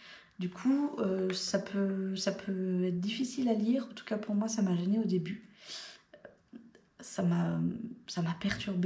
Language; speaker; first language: French; native; French